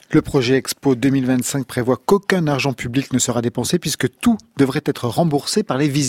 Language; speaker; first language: French; native; French